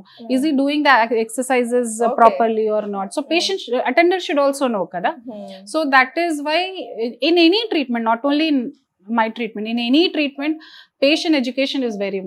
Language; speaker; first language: Telugu; non-native, fluent; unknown